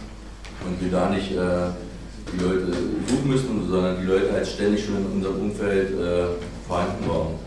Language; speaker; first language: German; native; German